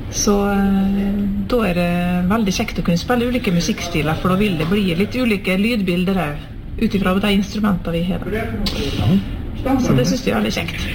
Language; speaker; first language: Norwegian; native; Norwegian